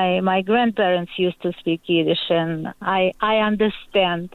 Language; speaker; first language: English; non-native, learner; Russian